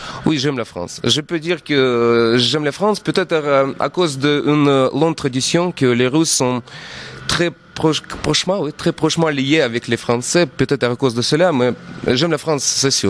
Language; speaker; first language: French; non-native, fluent; Russian